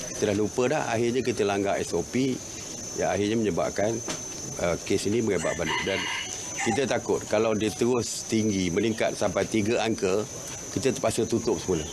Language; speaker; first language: Malay; native; Malay